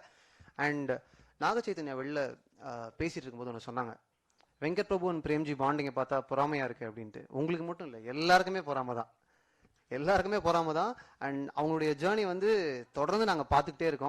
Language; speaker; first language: Tamil; native; Tamil